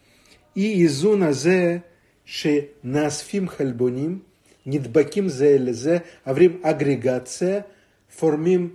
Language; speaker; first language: Hebrew; non-native, fluent; Russian